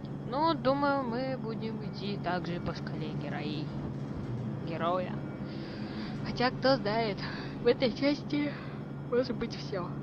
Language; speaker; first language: Russian; native; Russian